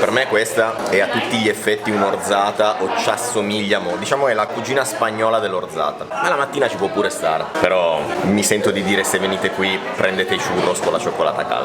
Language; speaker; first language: Italian; native; Italian